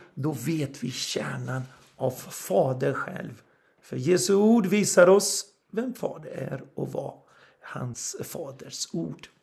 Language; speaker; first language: Swedish; non-native, fluent; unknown